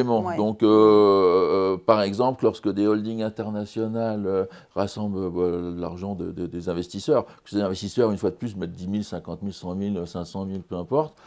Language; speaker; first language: French; native; French